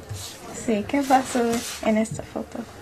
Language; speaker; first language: Spanish; non-native, learner; English